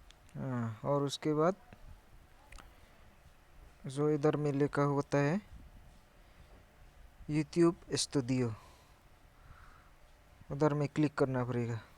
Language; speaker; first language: Hindi; non-native, local second language; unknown